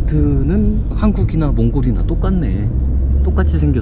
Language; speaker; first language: Korean; native; Korean